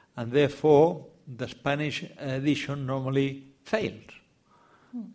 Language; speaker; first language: English; non-native, fluent; Spanish